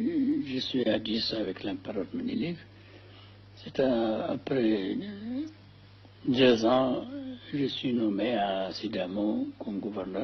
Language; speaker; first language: French; non-native, fluent; Amharic